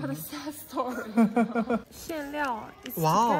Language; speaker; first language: English; non-native, fluent; Chinese